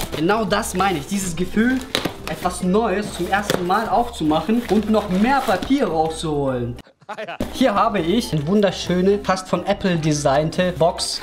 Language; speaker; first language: German; early bilingual, other home language; Russian